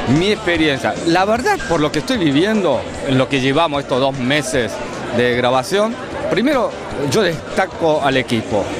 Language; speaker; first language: Spanish; non-native, fluent; Korean